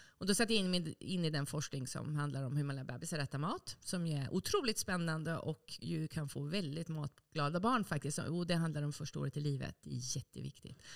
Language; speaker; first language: Swedish; native; Swedish